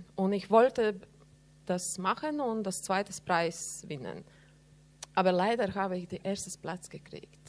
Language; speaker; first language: German; non-native, learner; Latvian